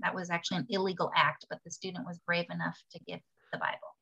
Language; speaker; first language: English; native; English